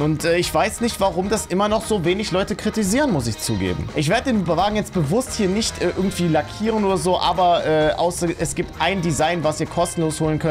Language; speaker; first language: German; native; German